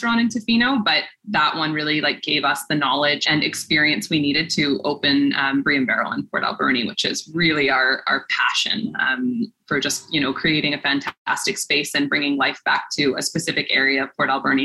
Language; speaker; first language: English; native; English